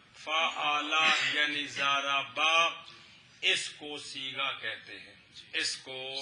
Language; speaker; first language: Urdu; non-native, local second language; Punjabi